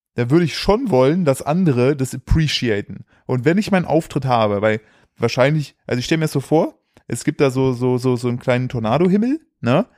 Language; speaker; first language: German; native; German